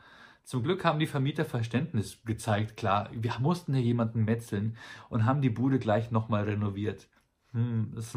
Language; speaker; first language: German; native; German